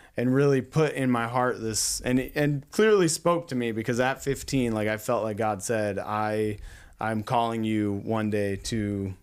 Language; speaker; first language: English; native; English